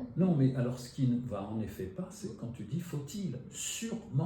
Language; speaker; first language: French; native; French